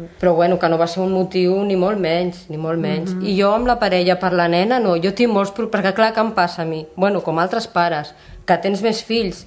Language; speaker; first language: Catalan; non-native, fluent; Italian